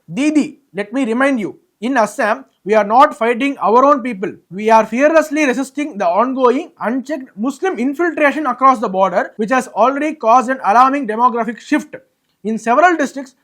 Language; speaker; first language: English; non-native, local second language; Tamil